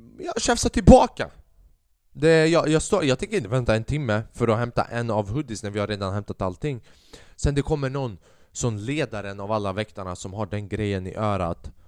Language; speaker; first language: Swedish; early bilingual, other home language; Albanian